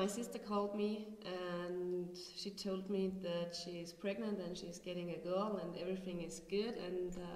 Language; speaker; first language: English; non-native, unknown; German